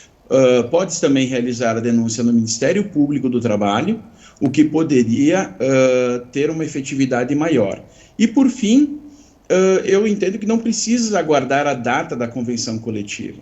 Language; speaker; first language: Portuguese; native; Portuguese